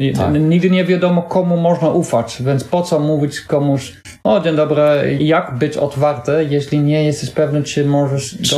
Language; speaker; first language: Polish; non-native, learner; Dutch